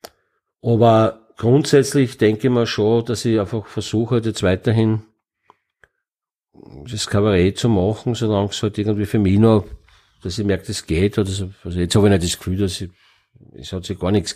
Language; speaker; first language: German; native; German